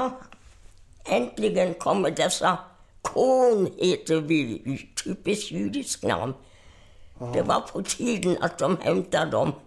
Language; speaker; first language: Swedish; non-native, fluent; German